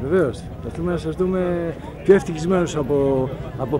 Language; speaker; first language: Greek; native; Greek